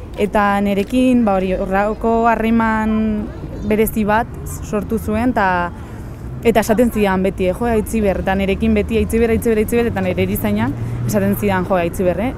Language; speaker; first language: Basque; non-native, local second language; Spanish